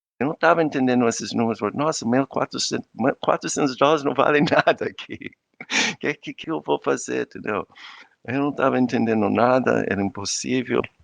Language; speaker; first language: Portuguese; non-native, fluent; English